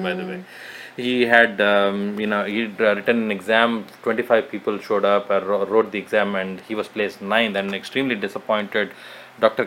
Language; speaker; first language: English; non-native, local second language; Telugu